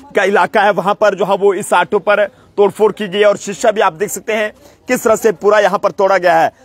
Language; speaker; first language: Hindi; native; Hindi